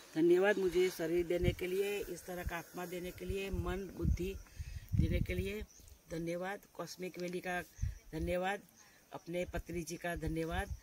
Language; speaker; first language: Hindi; non-native, local second language; Gujarati